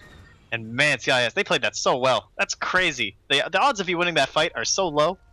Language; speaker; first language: English; native; English